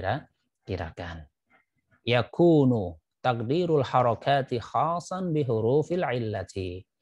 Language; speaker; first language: Arabic; non-native, fluent; Indonesian